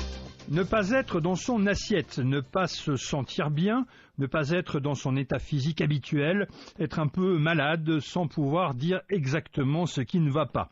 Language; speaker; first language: French; native; French